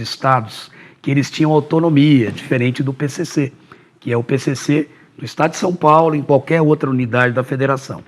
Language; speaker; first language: Portuguese; native; Portuguese